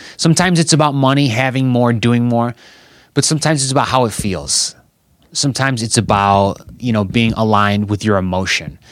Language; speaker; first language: English; native; English